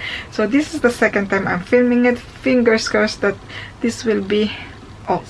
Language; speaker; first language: English; non-native, fluent; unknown